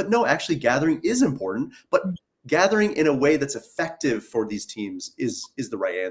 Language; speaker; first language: English; native; English